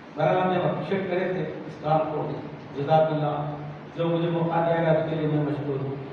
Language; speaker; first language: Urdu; native; Urdu